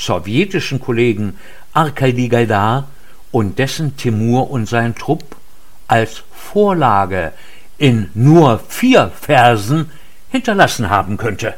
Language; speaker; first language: German; native; German